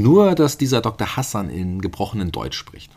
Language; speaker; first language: German; native; German